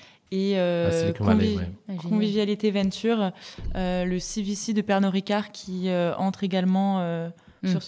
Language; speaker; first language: French; native; French